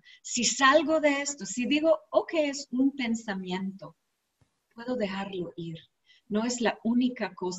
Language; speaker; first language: Spanish; non-native, learner; English